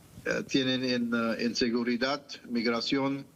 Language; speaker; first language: Spanish; non-native, fluent; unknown